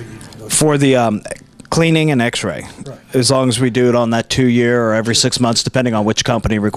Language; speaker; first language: English; native; English